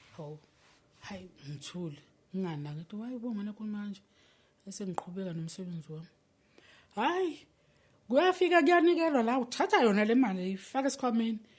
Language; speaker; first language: Zulu; native; Zulu